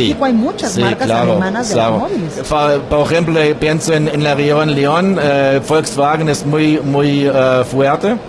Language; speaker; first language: Spanish; non-native, learner; German